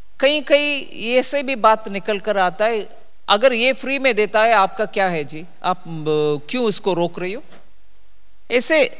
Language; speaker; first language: Hindi; non-native, local second language; Tamil